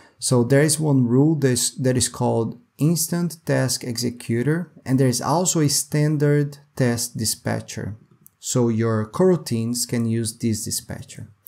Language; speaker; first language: English; non-native, fluent; Portuguese